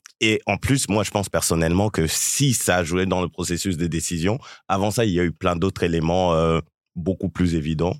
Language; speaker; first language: French; early bilingual, other home language; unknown